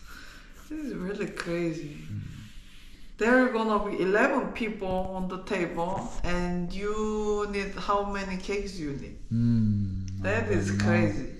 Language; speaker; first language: English; non-native, learner; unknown